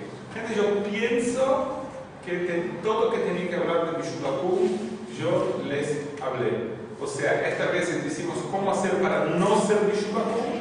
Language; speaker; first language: Spanish; non-native, fluent; Portuguese